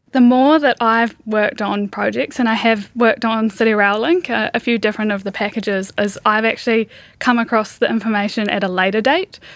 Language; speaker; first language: English; native; English